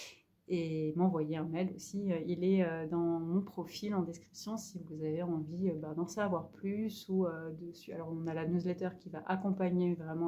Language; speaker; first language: French; native; French